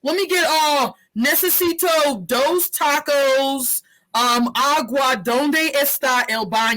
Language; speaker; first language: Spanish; non-native, fluent; English